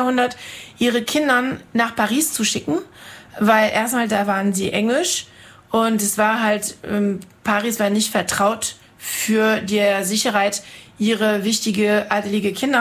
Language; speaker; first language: German; non-native, fluent; French